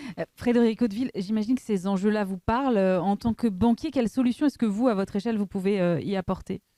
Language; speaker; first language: French; native; French